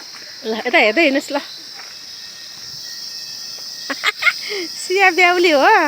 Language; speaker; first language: Nepali; native; Nepali